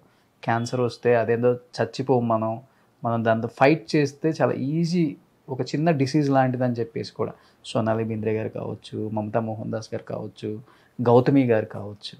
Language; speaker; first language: Telugu; native; Telugu